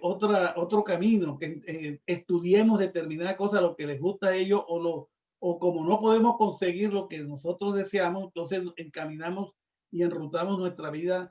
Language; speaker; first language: Spanish; native; Spanish